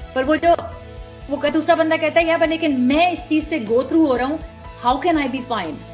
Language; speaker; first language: Urdu; native; Urdu